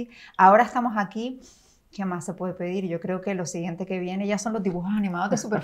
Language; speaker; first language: Spanish; native; Spanish